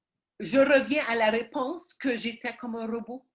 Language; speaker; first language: French; early bilingual, heritage; Ukrainian